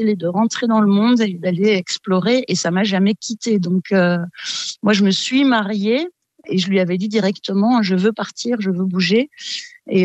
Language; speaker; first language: French; native; French